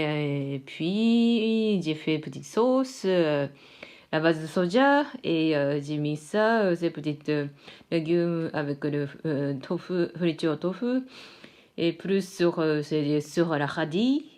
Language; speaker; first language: French; non-native, fluent; Japanese